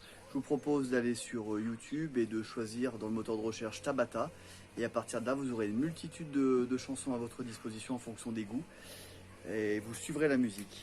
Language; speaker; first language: French; native; French